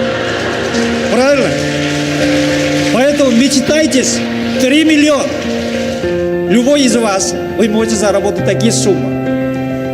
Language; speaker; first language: Russian; non-native, learner; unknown